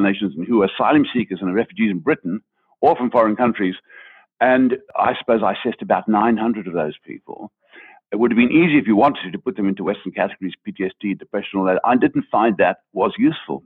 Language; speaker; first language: English; native; English